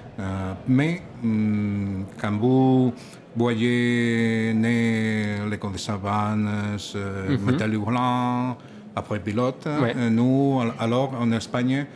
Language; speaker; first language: French; non-native, learner; Catalan